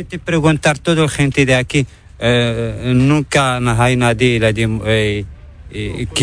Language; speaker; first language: Spanish; non-native, learner; Arabic